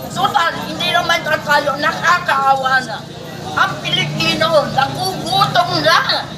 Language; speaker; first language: Filipino; non-native, local second language; Iloko